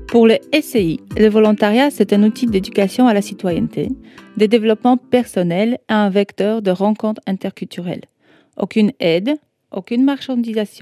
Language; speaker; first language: French; native; French